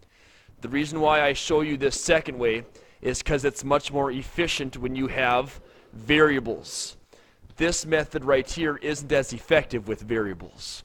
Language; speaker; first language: English; native; English